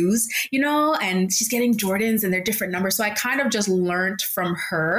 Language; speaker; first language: English; native; English